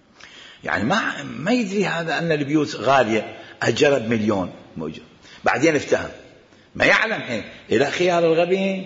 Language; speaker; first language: Arabic; native; Arabic